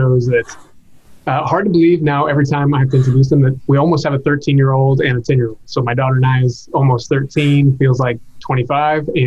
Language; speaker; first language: English; native; English